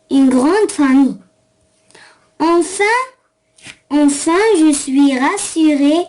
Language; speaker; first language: French; non-native, local second language; Arabic